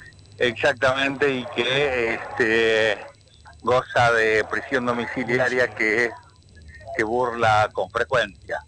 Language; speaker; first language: Spanish; native; Spanish